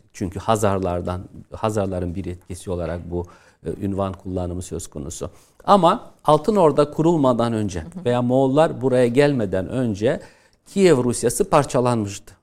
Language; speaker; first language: Turkish; non-native, fluent; Tatar